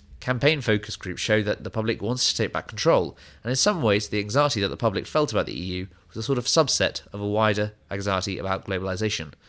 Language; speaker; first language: English; native; English